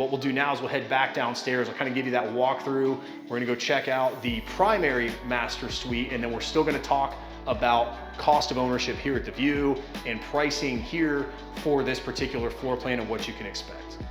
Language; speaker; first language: English; native; English